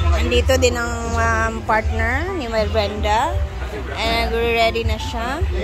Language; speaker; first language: Filipino; non-native, local second language; Cebuano